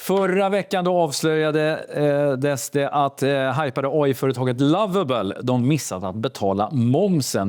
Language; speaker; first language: Swedish; native; Swedish